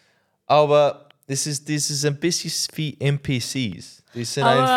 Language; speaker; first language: German; non-native, learner; English